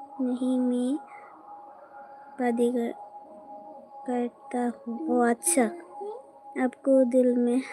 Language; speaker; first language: Hindi; non-native, local second language; Bangla